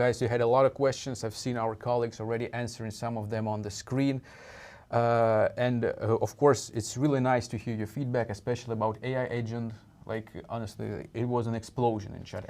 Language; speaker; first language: English; non-native, fluent; Russian